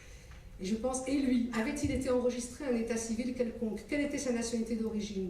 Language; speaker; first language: French; native; French